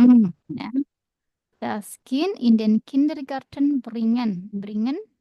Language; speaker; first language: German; non-native, fluent; Indonesian